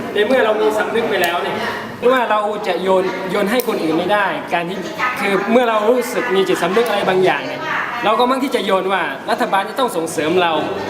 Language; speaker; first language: Thai; non-native, local second language; Malay